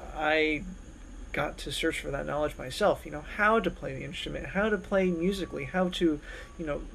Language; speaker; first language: English; native; English